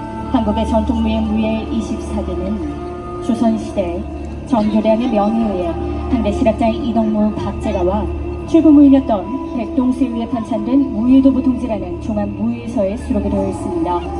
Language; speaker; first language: Korean; native; Korean